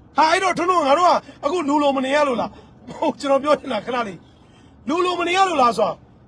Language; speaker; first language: Burmese; native; Burmese